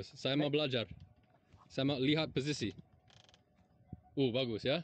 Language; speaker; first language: Indonesian; non-native, learner; English